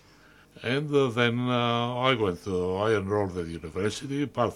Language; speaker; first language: English; non-native, fluent; Greek